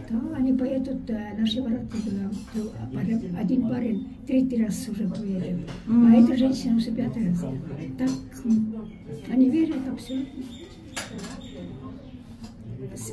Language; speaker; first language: Russian; non-native, fluent; Estonian